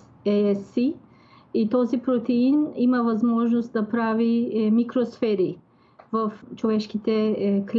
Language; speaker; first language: Bulgarian; non-native, local second language; Turkish